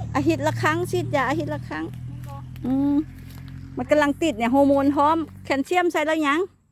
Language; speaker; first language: Thai; native; Thai